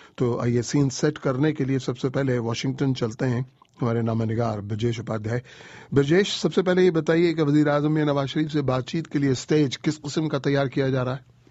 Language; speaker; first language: Urdu; native; Urdu